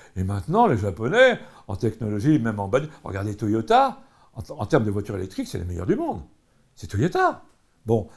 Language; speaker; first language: French; native; French